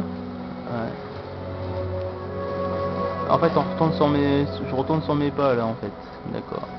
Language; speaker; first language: French; native; French